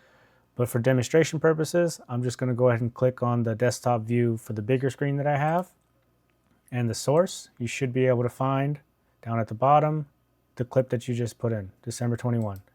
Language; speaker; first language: English; native; English